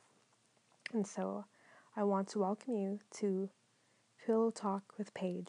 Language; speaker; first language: English; non-native, local second language; Filipino